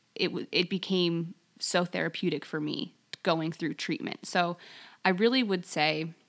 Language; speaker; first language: English; native; English